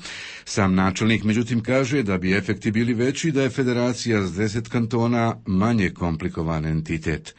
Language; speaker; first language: Croatian; native; Croatian